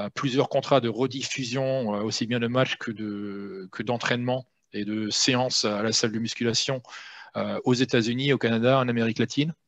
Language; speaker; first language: French; native; French